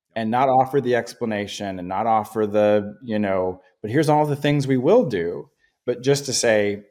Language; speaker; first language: English; native; English